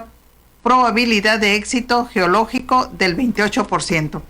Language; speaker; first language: Spanish; native; Spanish